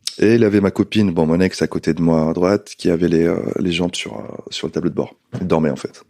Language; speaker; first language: French; non-native, local second language; Arabic